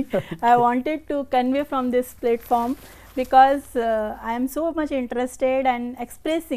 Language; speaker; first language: Tamil; non-native, learner; Hindi